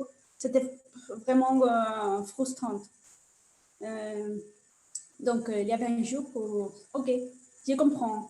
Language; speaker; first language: French; non-native, learner; Spanish